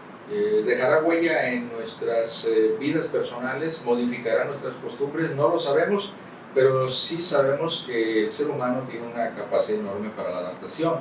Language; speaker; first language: Spanish; native; Spanish